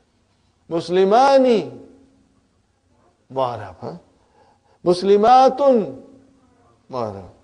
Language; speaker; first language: Arabic; non-native, learner; Urdu